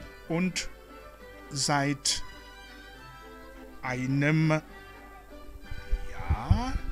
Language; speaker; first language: German; non-native, fluent; Rundi